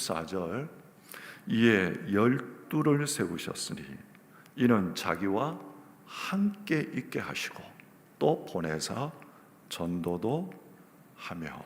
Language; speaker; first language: Korean; native; Korean